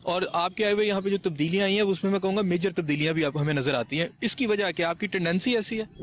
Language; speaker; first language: Urdu; non-native, local second language; Punjabi